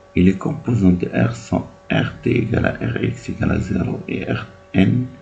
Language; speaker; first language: French; non-native, local second language; Arabic